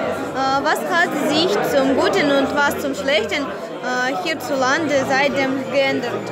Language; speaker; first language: German; non-native, fluent; Russian